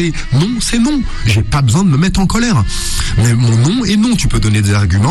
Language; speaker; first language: French; native; French